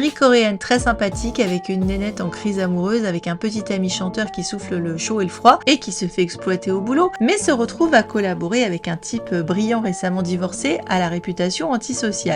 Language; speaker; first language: French; native; French